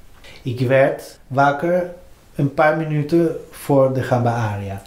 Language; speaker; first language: Dutch; non-native, fluent; Spanish